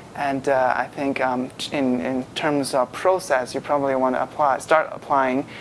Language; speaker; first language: English; non-native, fluent; Chinese